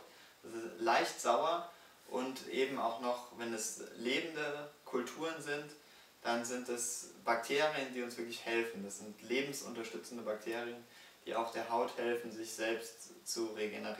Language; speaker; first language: German; native; German